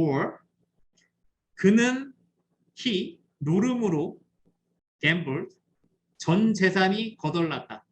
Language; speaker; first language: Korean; native; Korean